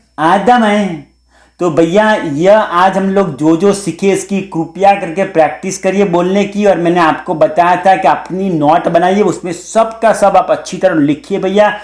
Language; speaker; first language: Hindi; native; Hindi